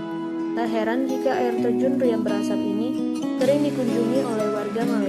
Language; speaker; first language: Indonesian; native; Indonesian